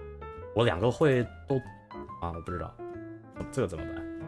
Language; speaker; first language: Chinese; non-native, learner; English